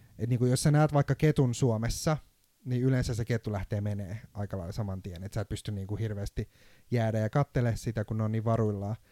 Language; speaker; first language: Finnish; non-native, fluent; Turkish